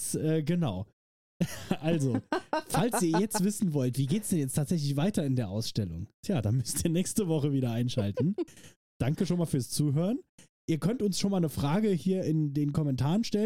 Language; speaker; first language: German; native; German